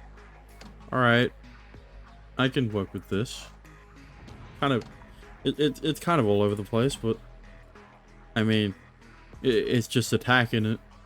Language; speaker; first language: English; native; English